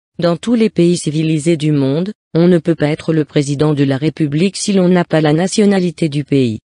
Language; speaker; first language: French; non-native, local second language; Lingala